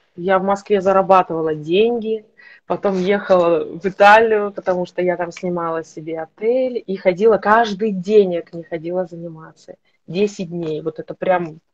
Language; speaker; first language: Russian; native; Russian